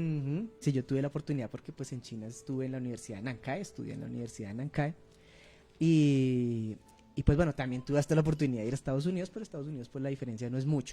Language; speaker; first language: Spanish; native; Spanish